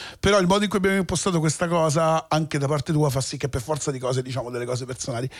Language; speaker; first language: Italian; native; Italian